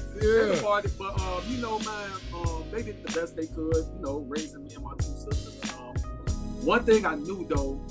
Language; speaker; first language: English; native; English